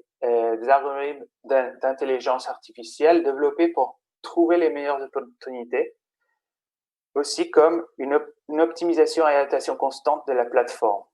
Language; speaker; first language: French; non-native, fluent; Spanish